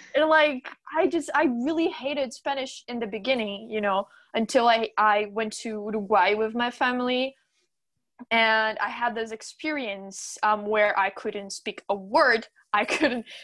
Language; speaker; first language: English; non-native, fluent; Portuguese